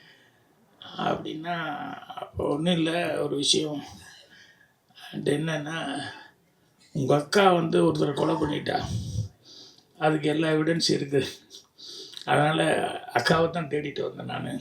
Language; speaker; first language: Tamil; native; Tamil